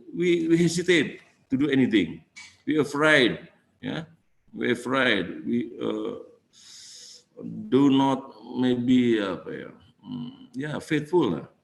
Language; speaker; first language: English; non-native, fluent; Indonesian